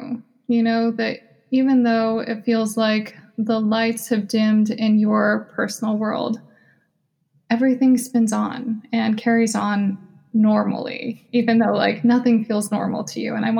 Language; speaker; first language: English; native; English